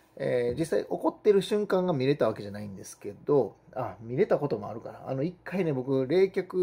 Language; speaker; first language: Japanese; native; Japanese